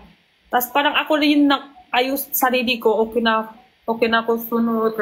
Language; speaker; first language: Filipino; non-native, learner; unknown